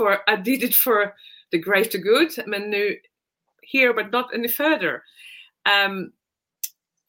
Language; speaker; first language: English; non-native, fluent; Swedish